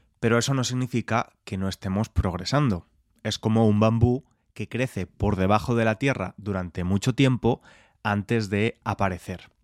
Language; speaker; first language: Spanish; native; Spanish